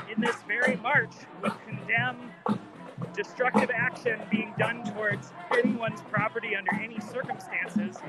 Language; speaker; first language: English; native; English